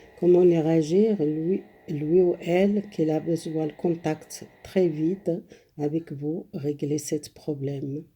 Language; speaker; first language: French; non-native, learner; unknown